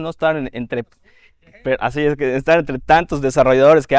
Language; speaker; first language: Spanish; native; Spanish